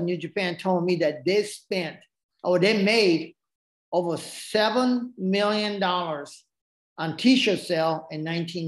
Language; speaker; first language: English; non-native, fluent; Japanese